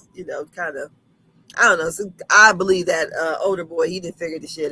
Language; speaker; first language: English; native; English